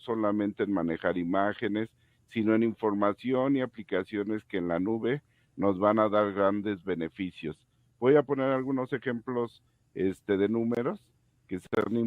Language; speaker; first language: Spanish; native; Spanish